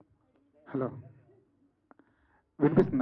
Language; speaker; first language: Telugu; native; Telugu